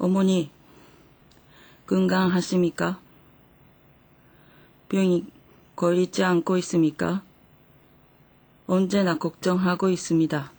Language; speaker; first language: Korean; non-native, fluent; Japanese